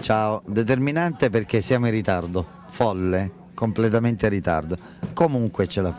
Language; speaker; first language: Italian; native; Italian